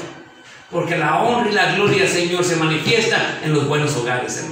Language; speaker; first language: Spanish; native; Spanish